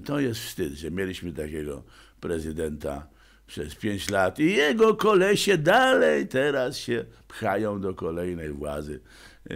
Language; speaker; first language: Polish; native; Polish